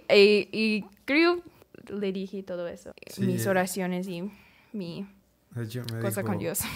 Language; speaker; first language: Spanish; non-native, learner; English